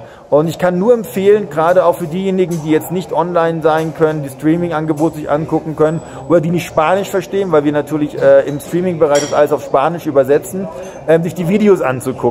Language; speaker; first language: German; native; German